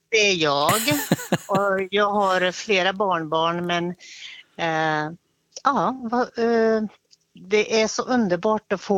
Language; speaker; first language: Swedish; native; Swedish